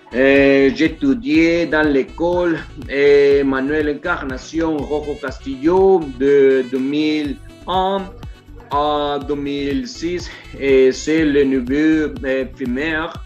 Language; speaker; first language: French; non-native, learner; Spanish